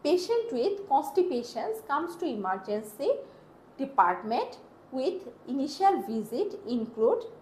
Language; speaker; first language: English; non-native, local second language; Bangla